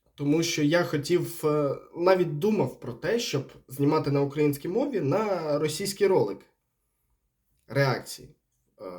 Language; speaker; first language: Ukrainian; non-native, local second language; Russian